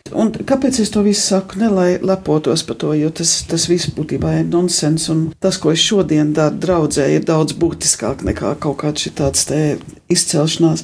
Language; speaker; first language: Latvian; early bilingual, heritage; Latvian